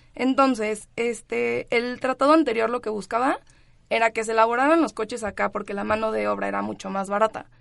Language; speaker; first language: Spanish; native; Spanish